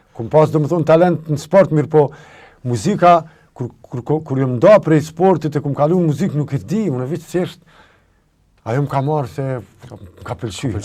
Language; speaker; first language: Albanian; native; Albanian